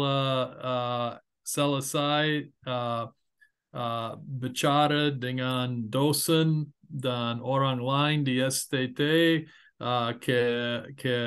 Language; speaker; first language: Indonesian; non-native, fluent; English